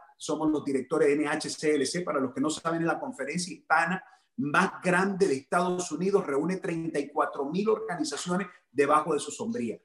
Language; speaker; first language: Spanish; native; Spanish